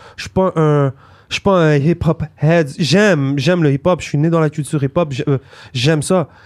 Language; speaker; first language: French; native; French